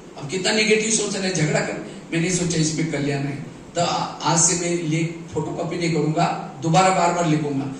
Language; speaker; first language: Hindi; non-native, local second language; Marathi